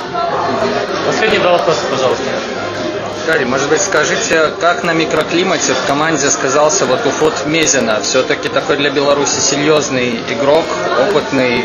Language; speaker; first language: Russian; native; Russian